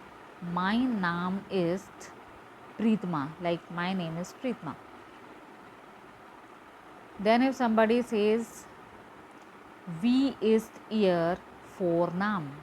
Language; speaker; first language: German; non-native, learner; Hindi